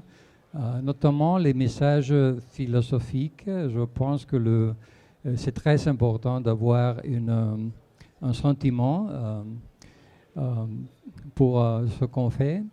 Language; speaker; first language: French; non-native, fluent; Spanish